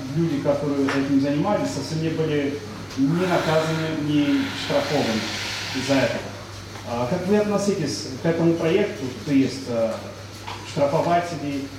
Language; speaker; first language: Russian; non-native, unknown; Portuguese